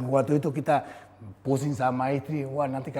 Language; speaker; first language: Indonesian; non-native, fluent; Spanish